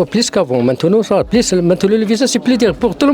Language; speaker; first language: French; non-native, local second language; Arabic